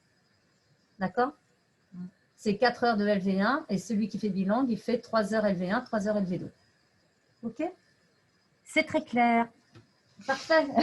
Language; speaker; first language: French; native; French